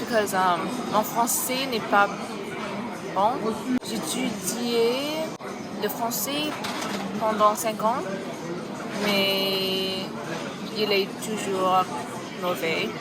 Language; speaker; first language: French; non-native, learner; English